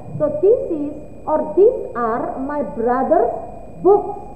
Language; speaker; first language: English; non-native, fluent; Indonesian